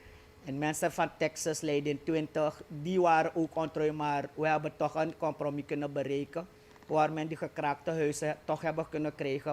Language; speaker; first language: Dutch; native; Dutch